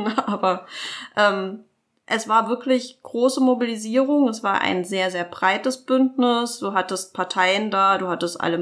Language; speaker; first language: German; native; German